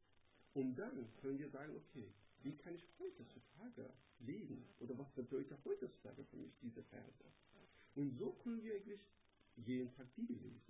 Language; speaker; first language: German; non-native, learner; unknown